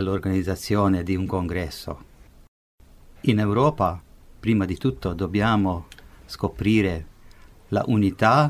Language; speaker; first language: Italian; non-native, fluent; Hungarian